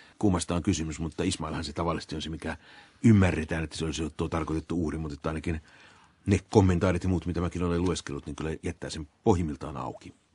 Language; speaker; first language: Finnish; native; Finnish